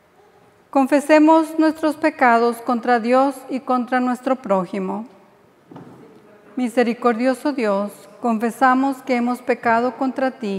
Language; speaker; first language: Spanish; native; Spanish